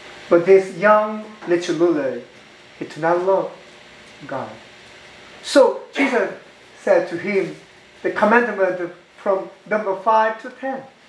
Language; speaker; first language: English; non-native, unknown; Korean